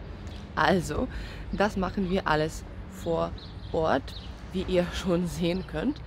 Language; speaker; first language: German; non-native, fluent; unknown